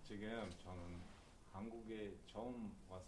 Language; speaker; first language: Korean; non-native, learner; Uzbek